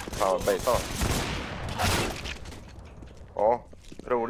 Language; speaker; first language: Swedish; native; Swedish